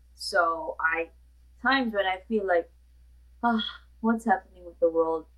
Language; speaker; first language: English; non-native, local second language; Malay